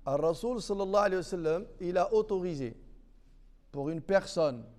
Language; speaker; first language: French; non-native, local second language; Arabic